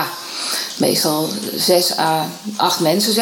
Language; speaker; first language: Dutch; native; Dutch